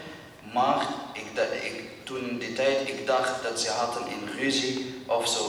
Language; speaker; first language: Dutch; non-native, learner; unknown